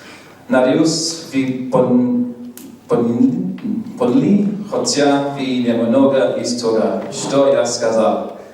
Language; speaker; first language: Russian; non-native, learner; English